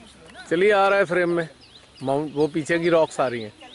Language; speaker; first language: Hindi; native; Hindi